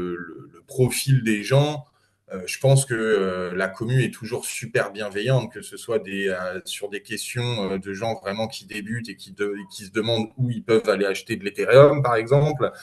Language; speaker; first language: French; native; French